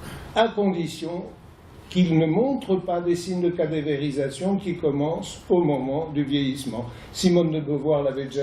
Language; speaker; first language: French; native; French